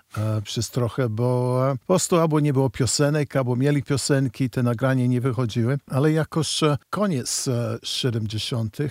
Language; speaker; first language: Polish; non-native, fluent; English